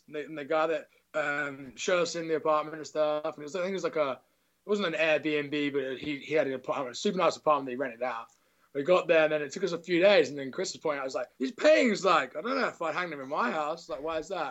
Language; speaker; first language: English; native; English